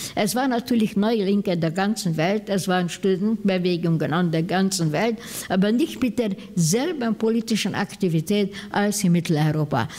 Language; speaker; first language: German; non-native, fluent; Hungarian